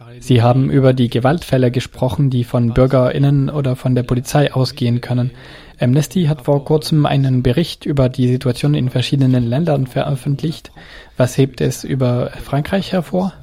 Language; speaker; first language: German; non-native, fluent; French